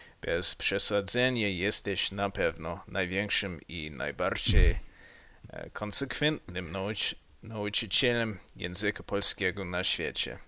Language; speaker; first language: Polish; non-native, learner; English